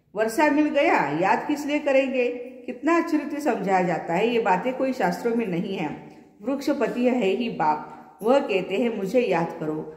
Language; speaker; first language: Hindi; non-native, local second language; Marathi